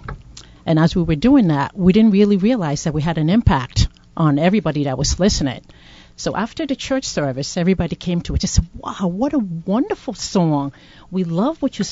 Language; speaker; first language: English; non-native, local second language; Akan